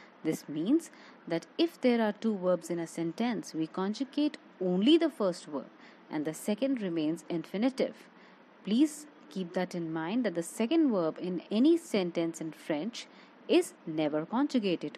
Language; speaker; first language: English; non-native, local second language; Hindi